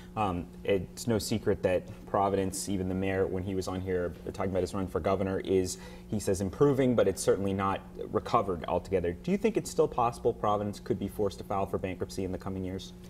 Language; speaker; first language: English; native; English